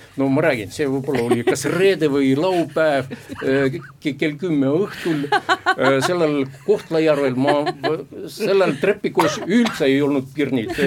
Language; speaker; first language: Estonian; non-native, local second language; Russian